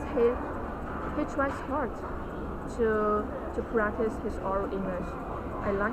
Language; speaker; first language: English; non-native, learner; Chinese